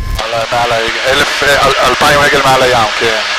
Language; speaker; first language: Hebrew; native; Hebrew